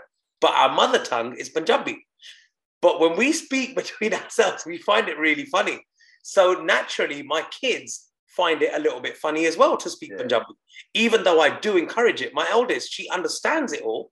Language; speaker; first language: English; non-native, local second language; Punjabi